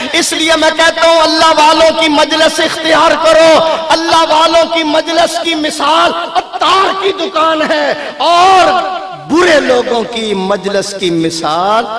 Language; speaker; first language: Urdu; native; Urdu